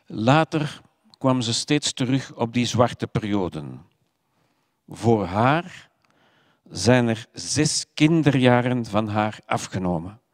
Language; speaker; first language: Dutch; non-native, local second language; French